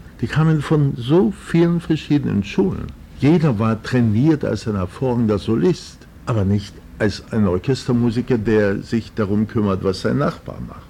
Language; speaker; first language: German; native; German